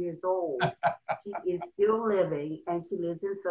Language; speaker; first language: English; native; English